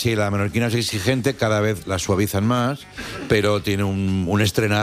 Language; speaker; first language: Spanish; native; Spanish